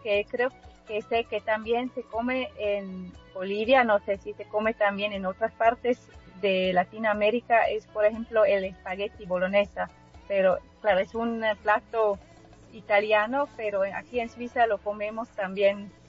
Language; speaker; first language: Spanish; non-native, fluent; Swiss German